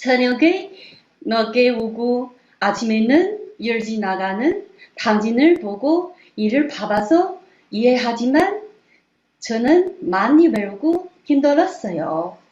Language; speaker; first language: Korean; non-native, learner; Chinese